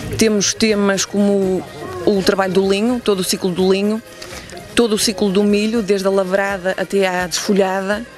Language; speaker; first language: Portuguese; native; Portuguese